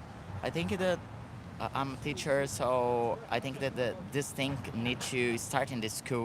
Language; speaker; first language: English; non-native, learner; Portuguese